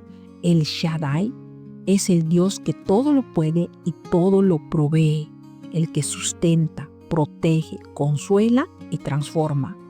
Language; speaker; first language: Spanish; native; Spanish